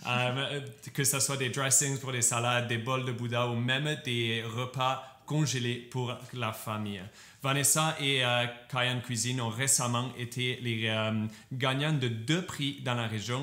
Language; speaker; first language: French; native; French